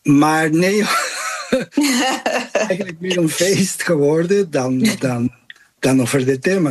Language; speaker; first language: Dutch; non-native, fluent; Spanish